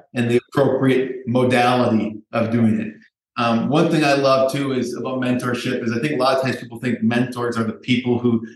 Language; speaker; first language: English; native; English